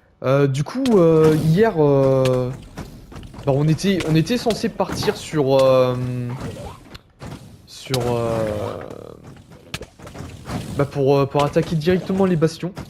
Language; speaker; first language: French; native; French